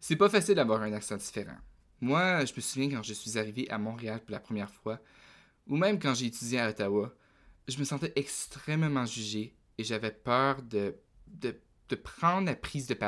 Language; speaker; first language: French; native; French